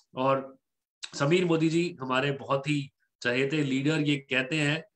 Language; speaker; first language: Hindi; native; Hindi